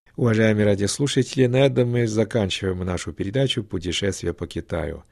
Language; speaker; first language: Russian; non-native, fluent; Chinese